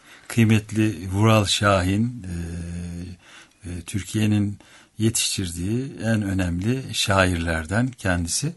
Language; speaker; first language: Turkish; native; Turkish